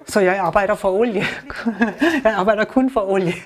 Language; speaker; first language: Danish; non-native, learner; German